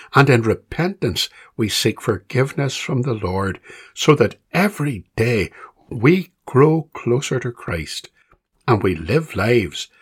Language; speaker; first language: English; native; English